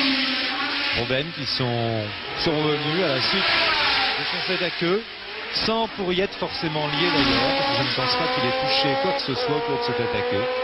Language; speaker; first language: French; native; French